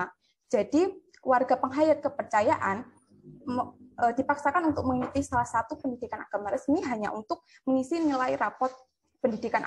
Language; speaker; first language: Indonesian; native; Indonesian